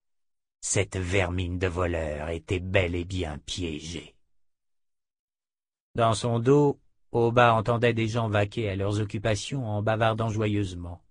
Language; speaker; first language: French; native; French